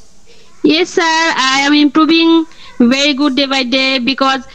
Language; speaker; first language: English; non-native, learner; Bangla